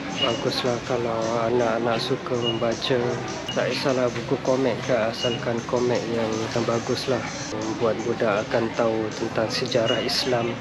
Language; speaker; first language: Malay; non-native, fluent; Western Cham